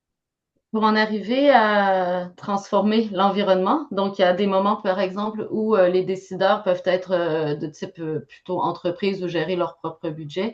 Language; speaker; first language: French; native; French